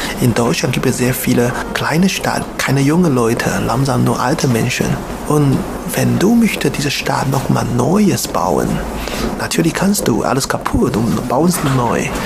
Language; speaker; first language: German; non-native, learner; Chinese